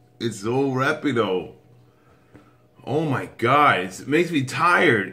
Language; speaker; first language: English; native; English